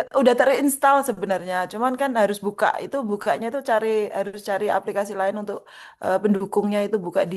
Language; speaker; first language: Indonesian; native; Indonesian